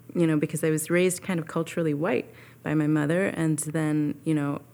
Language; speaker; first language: English; native; English